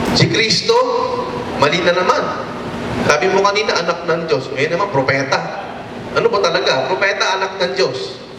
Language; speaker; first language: Filipino; non-native, local second language; Waray